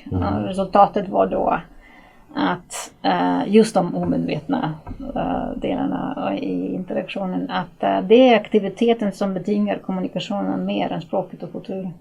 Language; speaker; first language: Swedish; non-native, fluent; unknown